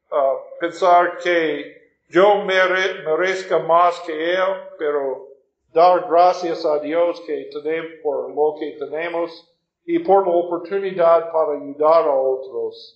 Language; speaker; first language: Spanish; non-native, fluent; English